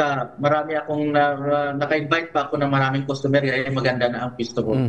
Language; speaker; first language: Filipino; native; Filipino